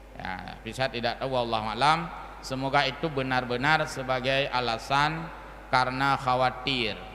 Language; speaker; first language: Malay; non-native, local second language; Achinese